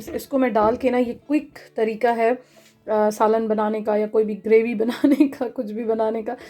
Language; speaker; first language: Urdu; native; Urdu